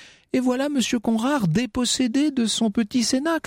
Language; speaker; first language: French; native; French